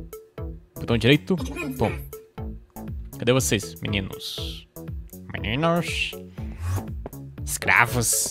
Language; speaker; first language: Portuguese; native; Portuguese